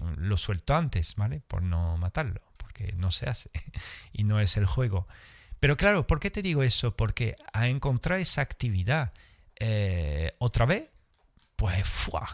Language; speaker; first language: Spanish; non-native, fluent; French